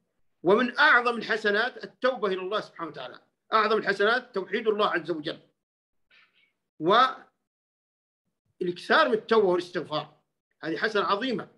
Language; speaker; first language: Arabic; native; Arabic